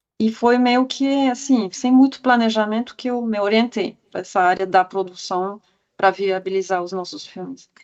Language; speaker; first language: Portuguese; non-native, fluent; French